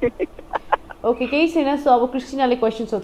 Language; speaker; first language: Nepali; native; Nepali